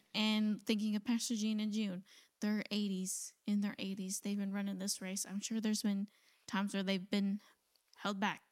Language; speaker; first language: English; native; English